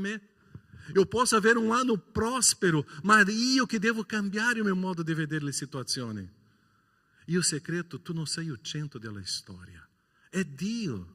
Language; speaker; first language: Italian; non-native, fluent; Portuguese